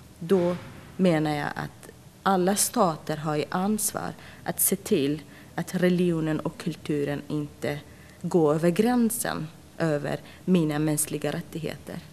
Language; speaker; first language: Swedish; non-native, fluent; Central Kurdish